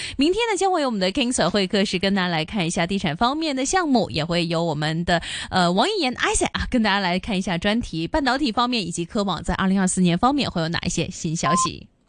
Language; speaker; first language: Chinese; non-native, local second language; Cantonese